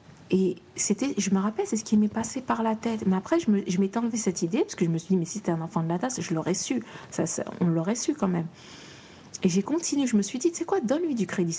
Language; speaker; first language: French; native; French